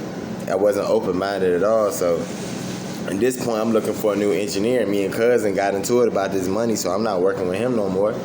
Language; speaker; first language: English; native; English